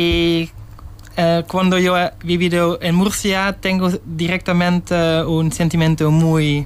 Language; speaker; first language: Spanish; non-native, learner; Dutch